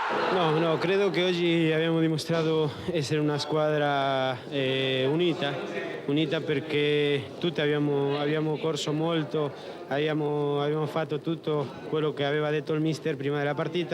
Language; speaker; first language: Italian; non-native, fluent; Spanish